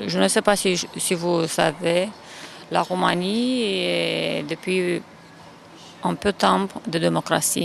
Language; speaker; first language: French; non-native, learner; Romanian